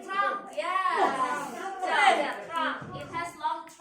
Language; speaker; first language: English; non-native, learner; Indonesian